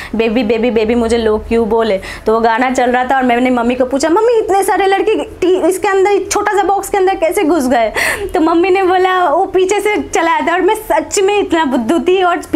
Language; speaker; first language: Hindi; non-native, local second language; Bangla